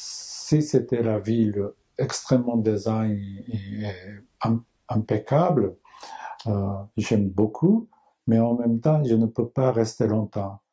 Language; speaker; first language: French; non-native, learner; Japanese